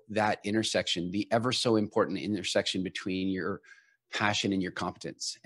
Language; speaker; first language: English; native; English